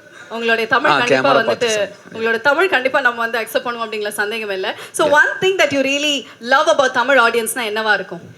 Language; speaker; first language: Tamil; native; Tamil